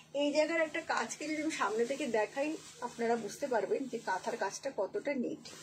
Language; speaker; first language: Hindi; non-native, local second language; Bangla